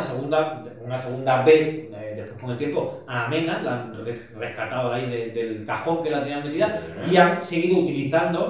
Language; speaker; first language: Spanish; native; Spanish